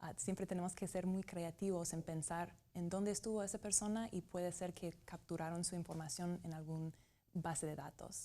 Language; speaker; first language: Spanish; non-native, fluent; English